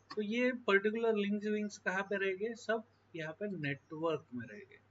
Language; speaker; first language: Hindi; non-native, local second language; Marathi